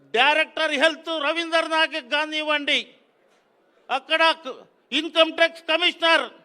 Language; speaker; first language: Telugu; non-native, local second language; Lambadi